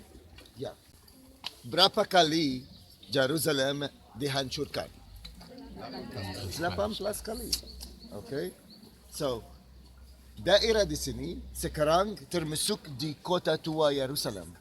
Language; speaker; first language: Indonesian; non-native, fluent; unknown